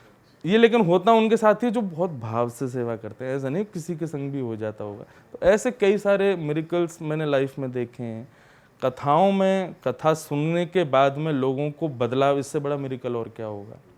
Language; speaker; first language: Hindi; native; Hindi